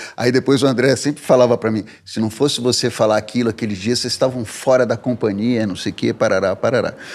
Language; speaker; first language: Portuguese; early bilingual, heritage; Portuguese